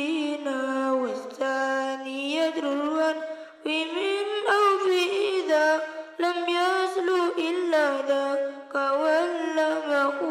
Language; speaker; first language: Arabic; non-native, learner; Madurese